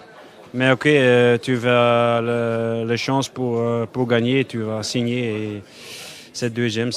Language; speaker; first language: French; non-native, learner; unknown